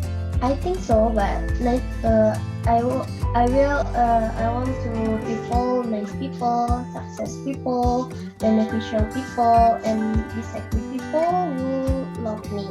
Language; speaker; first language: English; non-native, learner; Indonesian